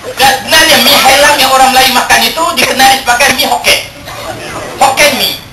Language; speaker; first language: Malay; non-native, local second language; Chinese